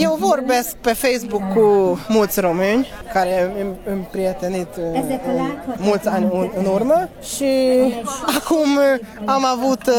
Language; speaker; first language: Romanian; non-native, learner; Hungarian